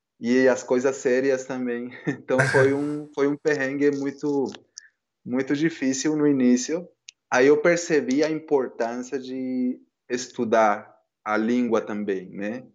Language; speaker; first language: Portuguese; non-native, fluent; Spanish